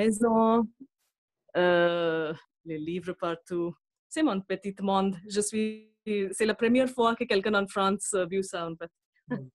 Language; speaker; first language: French; non-native, fluent; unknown